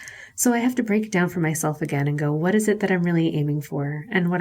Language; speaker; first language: English; native; English